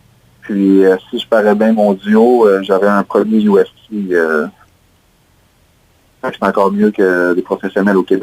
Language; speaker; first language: French; native; French